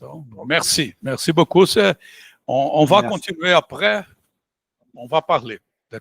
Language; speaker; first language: French; non-native, learner; Portuguese